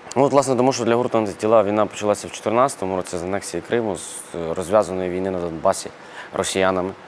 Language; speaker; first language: Ukrainian; non-native, local second language; Russian